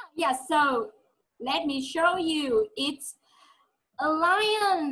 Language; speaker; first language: English; non-native, fluent; Vietnamese